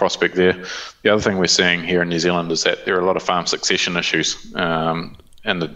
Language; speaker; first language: English; native; English